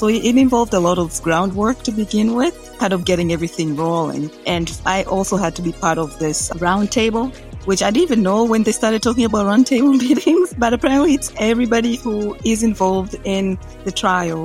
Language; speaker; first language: English; non-native, local second language; Swahili